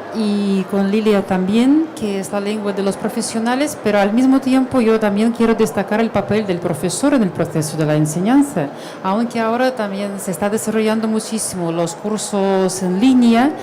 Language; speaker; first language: Spanish; non-native, fluent; Russian